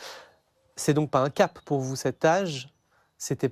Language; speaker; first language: French; native; French